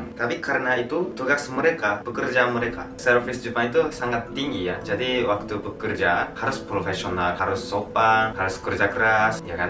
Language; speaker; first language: Indonesian; non-native, fluent; Japanese